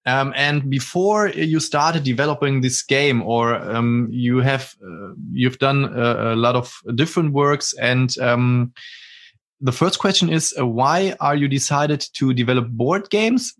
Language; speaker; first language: English; non-native, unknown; German